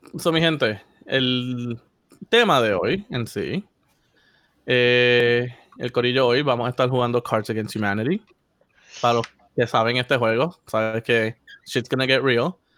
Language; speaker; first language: Spanish; native; Spanish